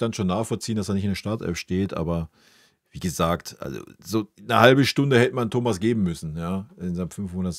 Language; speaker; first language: German; native; German